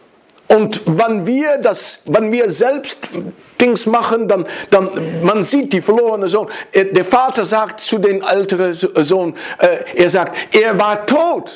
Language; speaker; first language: German; non-native, fluent; Dutch